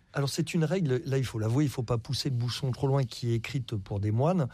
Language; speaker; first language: French; native; French